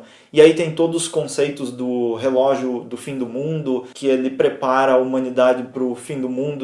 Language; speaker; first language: Portuguese; native; Portuguese